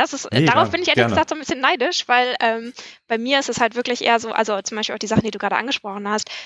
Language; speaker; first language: German; native; German